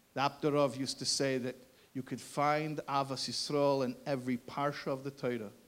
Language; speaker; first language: English; native; English